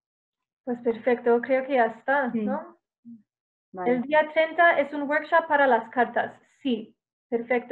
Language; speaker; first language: Spanish; non-native, fluent; English